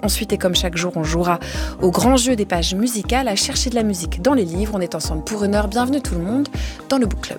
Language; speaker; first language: French; native; French